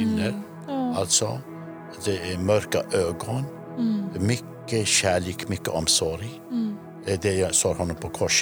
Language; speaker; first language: Swedish; non-native, fluent; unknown